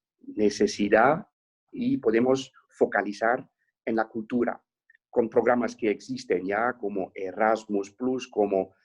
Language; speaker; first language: Spanish; non-native, fluent; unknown